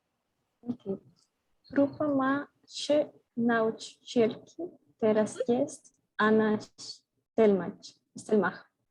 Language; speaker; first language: Polish; non-native, learner; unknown